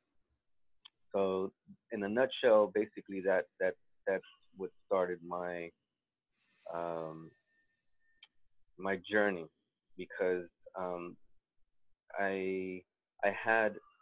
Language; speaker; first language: English; native; English